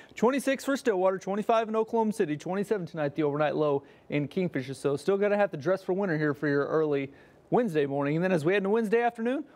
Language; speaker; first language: English; native; English